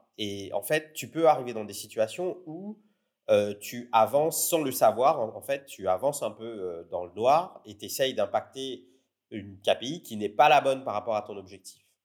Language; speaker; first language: French; native; French